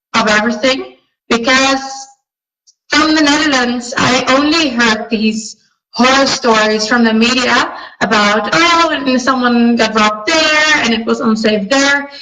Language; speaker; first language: English; non-native, fluent; Dutch